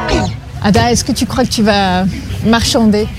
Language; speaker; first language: French; native; French